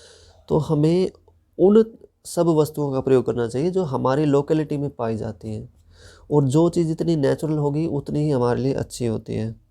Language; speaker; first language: Hindi; native; Hindi